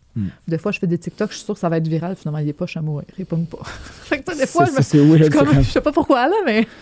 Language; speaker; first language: French; native; French